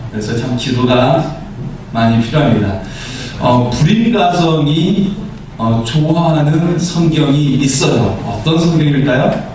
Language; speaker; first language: Korean; native; Korean